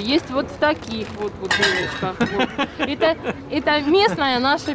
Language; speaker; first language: Russian; native; Russian